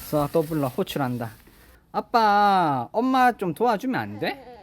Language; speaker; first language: Korean; native; Korean